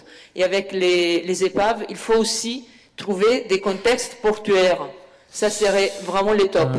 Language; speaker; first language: French; non-native, fluent; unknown